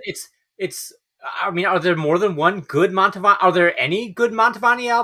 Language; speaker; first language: English; native; English